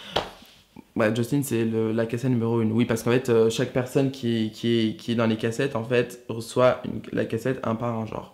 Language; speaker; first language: French; native; French